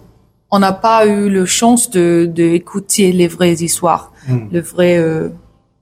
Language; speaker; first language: French; non-native, learner; English